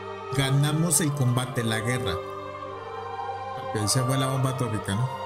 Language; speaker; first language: Spanish; native; Spanish